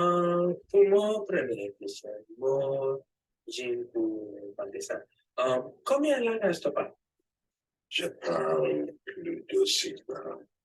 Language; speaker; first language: French; non-native, learner; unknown